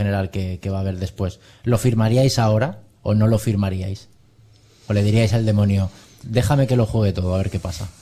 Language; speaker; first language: Spanish; native; Spanish